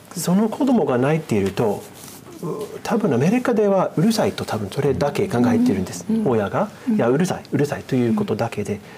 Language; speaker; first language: Japanese; non-native, fluent; English